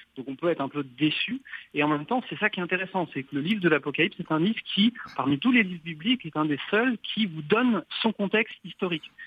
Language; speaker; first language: French; native; French